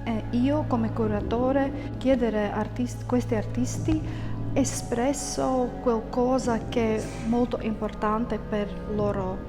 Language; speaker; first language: Italian; non-native, learner; Latvian